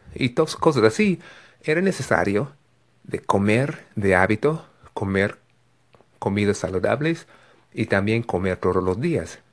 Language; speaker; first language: Spanish; non-native, fluent; English